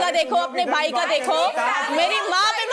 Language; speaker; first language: Hindi; native; Hindi